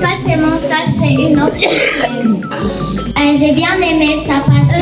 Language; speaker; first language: French; non-native, learner; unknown